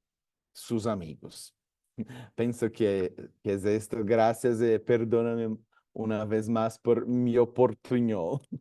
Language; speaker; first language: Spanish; non-native, learner; Portuguese